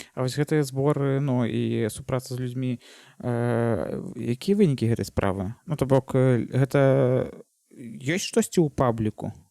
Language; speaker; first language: Belarusian; non-native, local second language; Russian